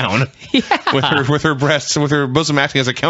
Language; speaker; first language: English; native; English